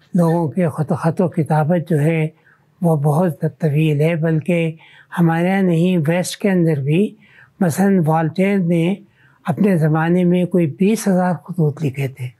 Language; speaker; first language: Urdu; native; Urdu